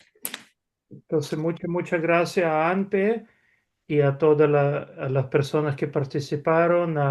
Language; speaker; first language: Spanish; non-native, fluent; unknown